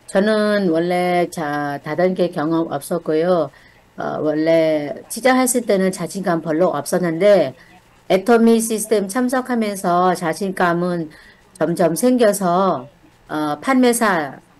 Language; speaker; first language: Korean; non-native, learner; Thai